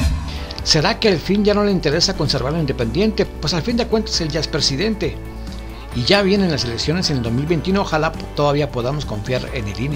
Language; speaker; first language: Spanish; native; Spanish